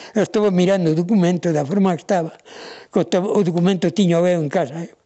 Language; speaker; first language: Spanish; non-native, local second language; Galician